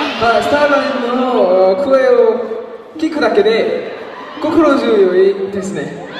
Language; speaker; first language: Japanese; non-native, learner; Korean